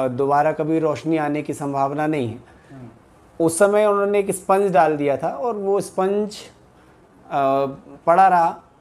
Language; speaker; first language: Hindi; native; Hindi